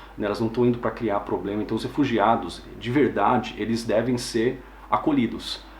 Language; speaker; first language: Portuguese; native; Portuguese